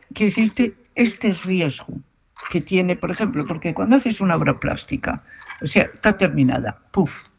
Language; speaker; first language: Spanish; native; Spanish